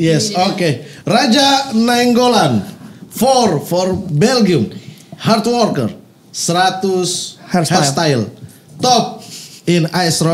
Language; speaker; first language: English; non-native, learner; Indonesian